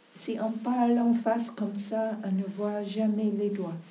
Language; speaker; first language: French; non-native, fluent; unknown